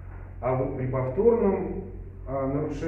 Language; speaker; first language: Russian; native; Russian